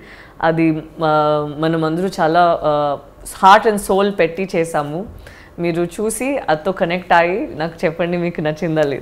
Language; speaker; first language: Telugu; non-native, learner; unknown